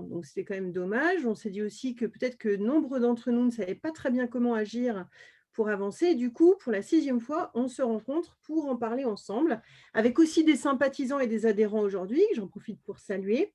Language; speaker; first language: French; native; French